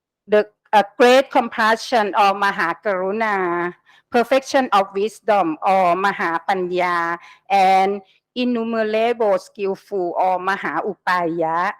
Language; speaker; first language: English; non-native, learner; Thai